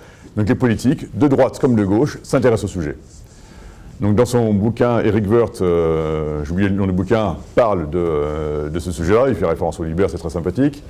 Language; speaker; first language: French; native; French